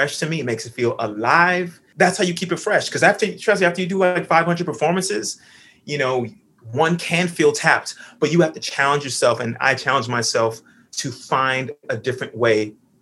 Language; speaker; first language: English; native; English